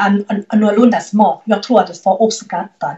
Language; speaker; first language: Swedish; non-native, learner; Thai